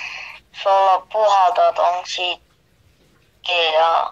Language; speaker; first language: Chinese; non-native, learner; English